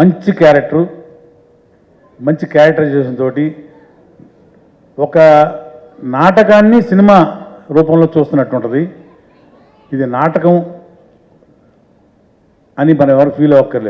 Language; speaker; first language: Telugu; native; Telugu